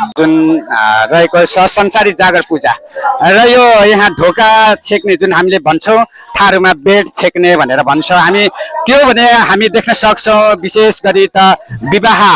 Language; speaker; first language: Nepali; non-native, local second language; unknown